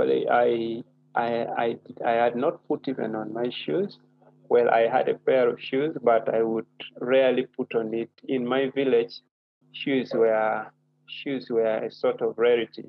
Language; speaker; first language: English; non-native, local second language; Acoli